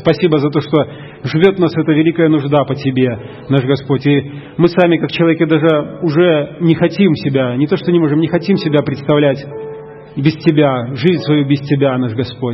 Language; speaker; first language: Russian; native; Russian